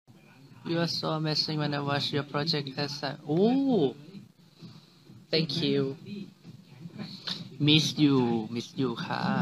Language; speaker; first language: English; non-native, learner; Thai